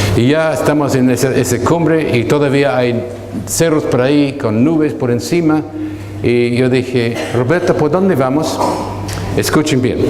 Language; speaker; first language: Spanish; non-native, fluent; English